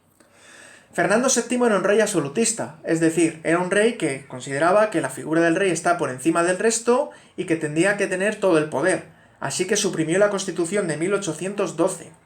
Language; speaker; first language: Spanish; native; Spanish